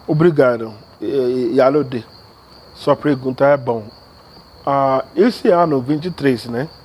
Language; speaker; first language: Portuguese; non-native, learner; Yoruba